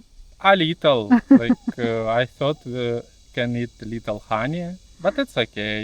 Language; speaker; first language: English; non-native, learner; Russian